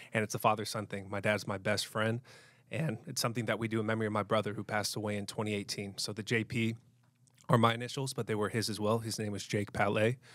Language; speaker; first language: English; native; English